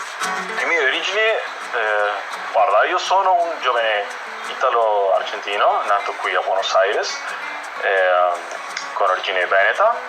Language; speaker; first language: Italian; non-native, fluent; Spanish